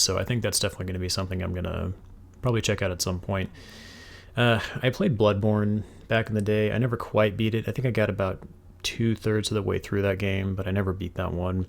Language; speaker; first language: English; native; English